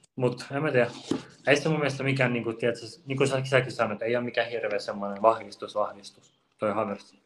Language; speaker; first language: Finnish; early bilingual, other home language; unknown